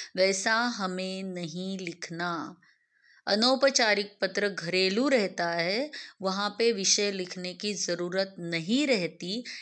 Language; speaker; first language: Hindi; non-native, local second language; Marathi